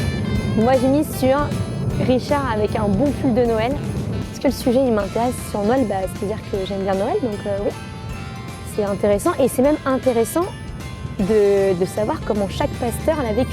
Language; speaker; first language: French; native; French